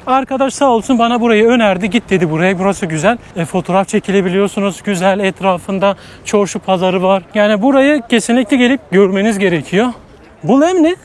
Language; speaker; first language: Turkish; native; Turkish